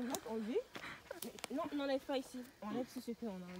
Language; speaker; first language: French; native; French